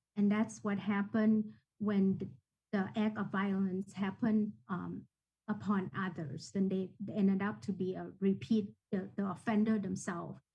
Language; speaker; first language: English; non-native, fluent; Thai